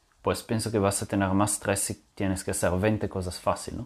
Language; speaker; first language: Spanish; non-native, fluent; French